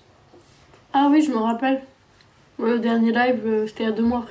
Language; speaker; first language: French; non-native, local second language; Arabic